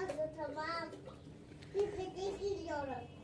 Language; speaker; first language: Turkish; early bilingual, other home language; Persian